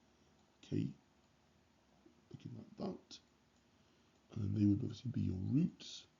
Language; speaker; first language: English; native; English